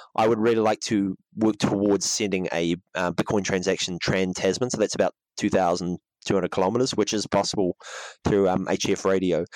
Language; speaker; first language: English; native; English